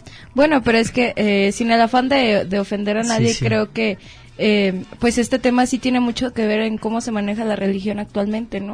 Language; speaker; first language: Spanish; native; Spanish